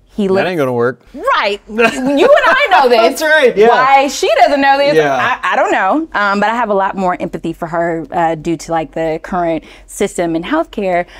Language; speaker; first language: English; native; English